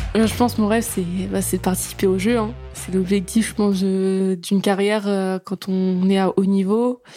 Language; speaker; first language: French; native; French